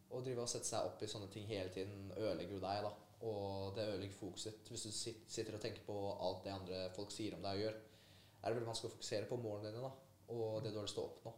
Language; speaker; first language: Norwegian; early bilingual, other home language; Polish